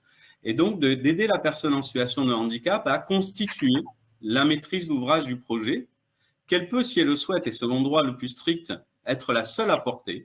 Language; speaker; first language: French; native; French